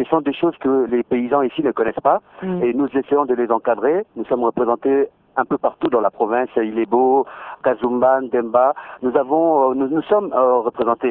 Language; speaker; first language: French; non-native, local second language; Luba-Lulua